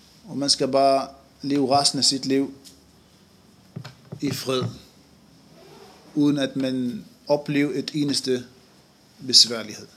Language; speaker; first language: Danish; non-native, fluent; Arabic